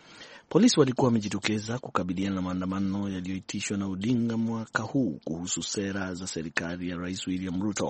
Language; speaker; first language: Swahili; non-native, local second language; Kikuyu